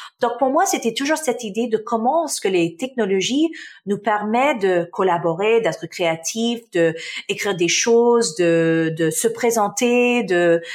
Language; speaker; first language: French; early bilingual, other home language; Arabic